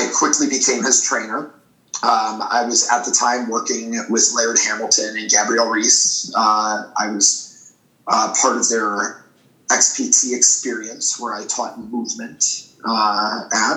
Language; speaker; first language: English; native; English